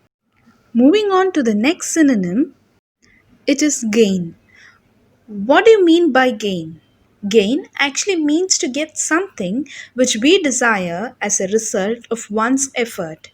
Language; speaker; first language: English; non-native, local second language; Tamil